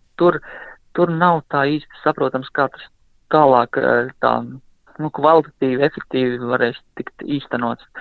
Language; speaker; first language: Latvian; native; Latvian